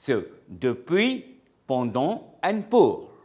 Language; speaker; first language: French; non-native, fluent; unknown